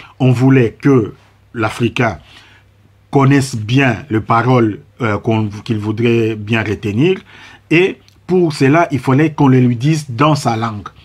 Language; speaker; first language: French; non-native, local second language; Lingala